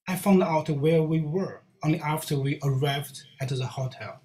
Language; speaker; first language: English; non-native, learner; Chinese